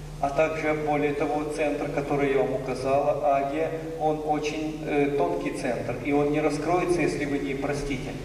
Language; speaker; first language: Russian; native; Russian